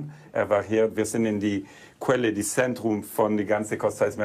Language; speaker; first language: German; non-native, fluent; Italian